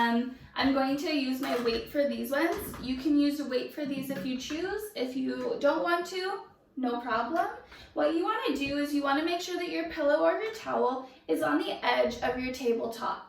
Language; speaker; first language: English; native; English